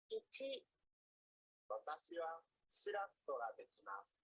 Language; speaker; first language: Japanese; non-native, learner; Indonesian